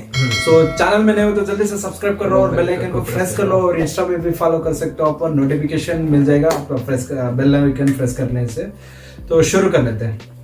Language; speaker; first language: Hindi; non-native, local second language; Kannada